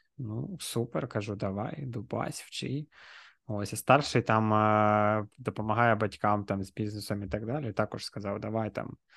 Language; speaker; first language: Ukrainian; non-native, local second language; Russian